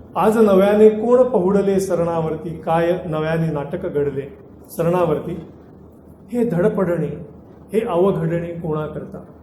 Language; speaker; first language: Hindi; non-native, local second language; Marathi